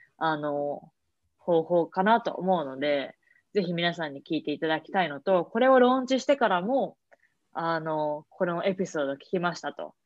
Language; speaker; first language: Japanese; native; Japanese